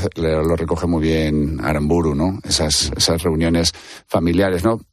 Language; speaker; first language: Spanish; native; Spanish